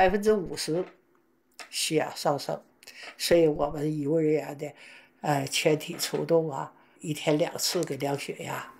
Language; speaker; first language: Chinese; native; Chinese